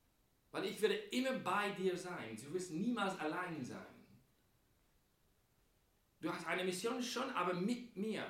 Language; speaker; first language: German; non-native, fluent; English